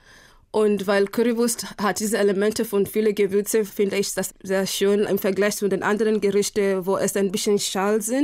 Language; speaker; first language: German; non-native, fluent; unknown